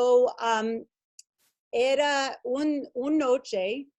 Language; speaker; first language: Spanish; non-native, learner; English